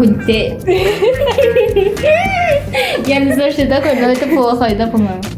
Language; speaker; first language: Russian; non-native, learner; Japanese